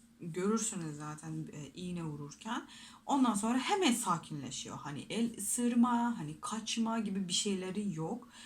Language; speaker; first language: Turkish; non-native, fluent; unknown